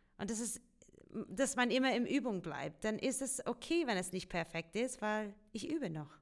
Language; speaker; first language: German; non-native, fluent; English